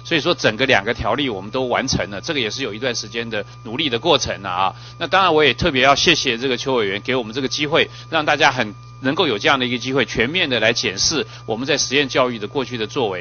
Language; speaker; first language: Chinese; native; Chinese